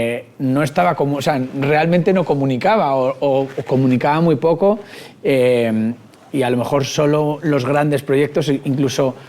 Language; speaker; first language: Spanish; native; Spanish